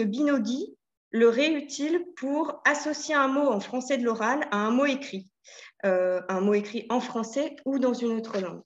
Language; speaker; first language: French; native; French